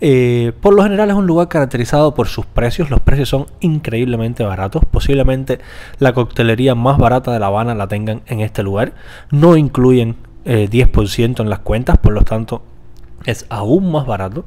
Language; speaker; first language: Spanish; native; Spanish